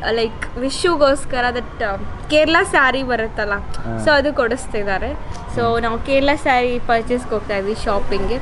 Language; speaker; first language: Kannada; native; Kannada